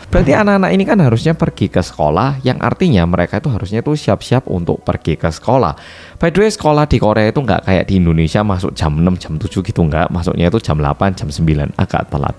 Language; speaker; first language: Indonesian; non-native, fluent; Korean